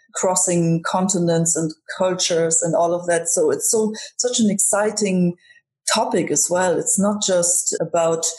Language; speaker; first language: English; non-native, fluent; German